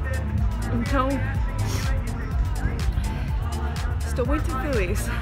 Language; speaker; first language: Portuguese; non-native, fluent; English